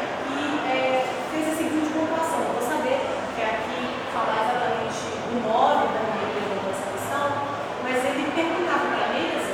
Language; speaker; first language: Portuguese; native; Portuguese